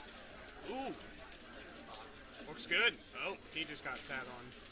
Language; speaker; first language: English; native; English